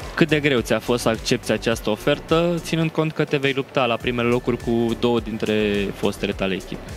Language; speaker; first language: Romanian; native; Romanian